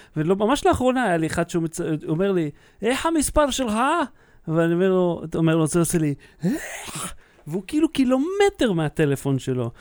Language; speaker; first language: Hebrew; early bilingual, other home language; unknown